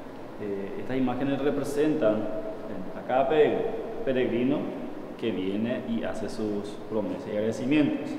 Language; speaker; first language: Spanish; native; Spanish